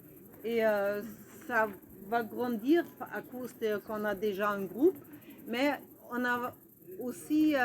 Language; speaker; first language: French; non-native, fluent; German